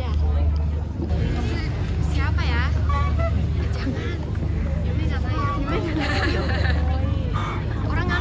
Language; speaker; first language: Indonesian; non-native, fluent; Japanese